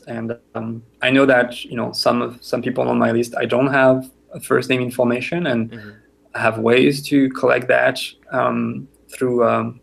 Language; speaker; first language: English; non-native, fluent; French